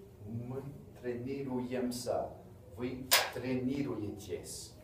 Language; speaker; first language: Russian; non-native, fluent; English